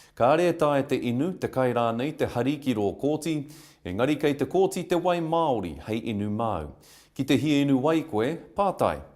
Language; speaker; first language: Māori; non-native, local second language; English